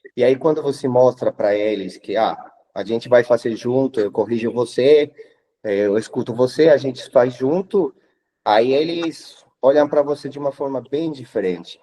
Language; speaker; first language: Portuguese; non-native, fluent; Spanish